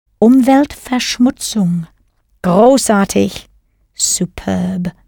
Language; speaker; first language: German; non-native, fluent; English